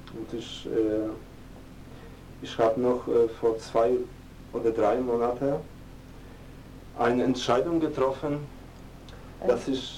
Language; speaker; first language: German; non-native, fluent; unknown